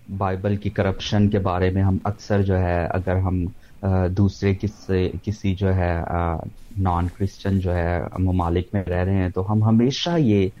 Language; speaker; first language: Urdu; non-native, local second language; Punjabi